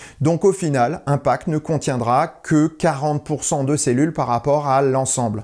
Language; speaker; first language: French; native; French